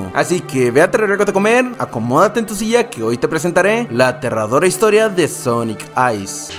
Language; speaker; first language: Spanish; native; Spanish